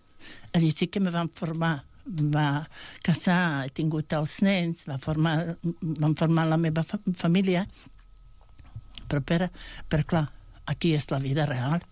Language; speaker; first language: Catalan; non-native, fluent; Bosnian